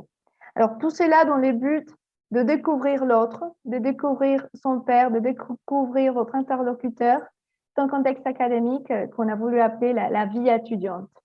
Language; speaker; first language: French; non-native, fluent; Spanish